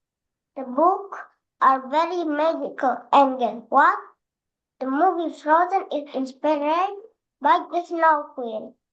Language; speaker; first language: English; non-native, learner; Indonesian